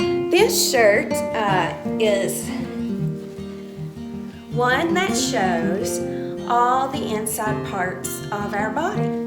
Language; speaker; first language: English; native; English